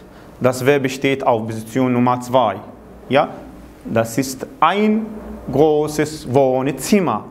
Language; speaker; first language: German; non-native, fluent; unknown